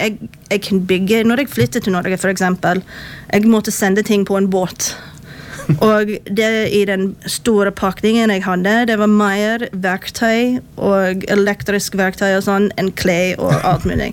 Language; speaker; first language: Norwegian; non-native, fluent; English